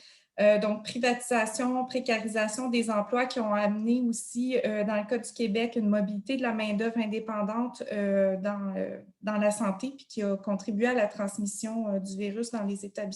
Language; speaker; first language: French; native; French